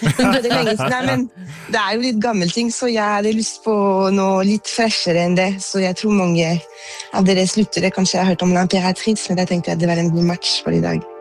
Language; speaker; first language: Norwegian; non-native, fluent; French